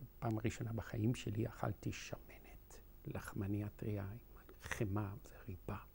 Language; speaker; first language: Hebrew; non-native, fluent; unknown